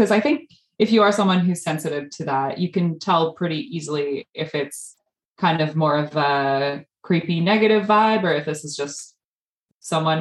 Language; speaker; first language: English; native; English